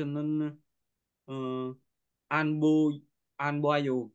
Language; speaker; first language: Korean; non-native, learner; Vietnamese